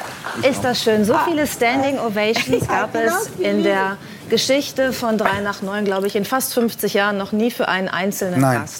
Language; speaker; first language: German; native; German